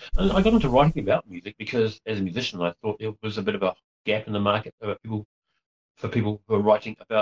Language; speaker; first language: English; native; English